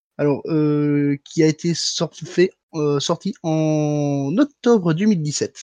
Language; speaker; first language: French; native; French